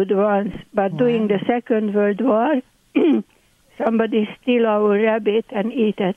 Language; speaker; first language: English; non-native, learner; Hungarian